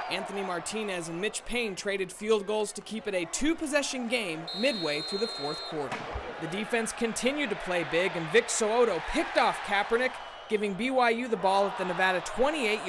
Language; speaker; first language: English; native; English